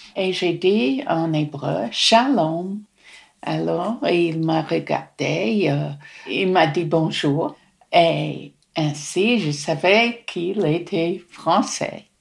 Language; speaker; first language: French; non-native, fluent; English